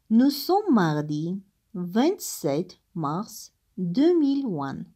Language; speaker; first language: French; non-native, fluent; Armenian